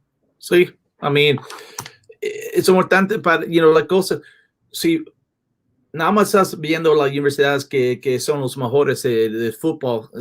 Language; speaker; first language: Spanish; non-native, learner; English